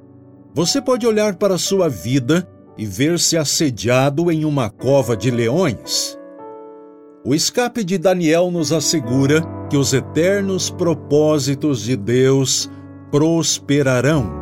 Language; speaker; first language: Portuguese; native; Portuguese